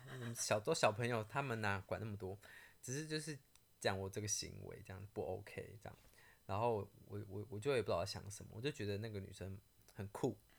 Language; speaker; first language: Chinese; native; Chinese